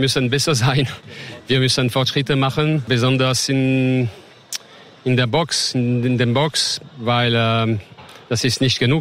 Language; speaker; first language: German; non-native, learner; French